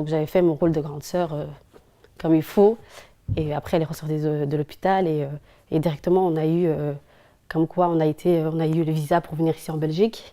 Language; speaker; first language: French; early bilingual, other home language; Somali